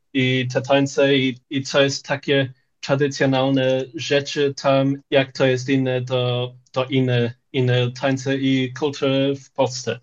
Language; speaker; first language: Polish; early bilingual, heritage; English